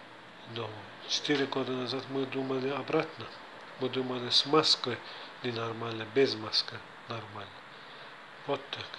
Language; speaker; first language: Russian; non-native, fluent; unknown